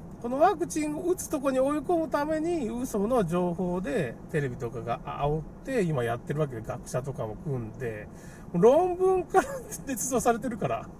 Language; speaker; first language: Japanese; native; Japanese